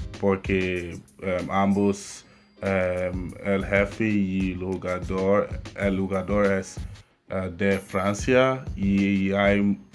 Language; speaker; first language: Spanish; non-native, learner; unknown